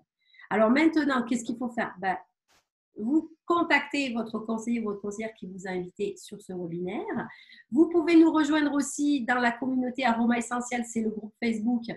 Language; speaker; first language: French; native; French